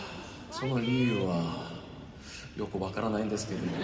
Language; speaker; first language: Japanese; non-native, fluent; Korean